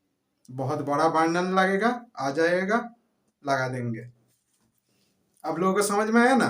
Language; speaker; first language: Hindi; non-native, local second language; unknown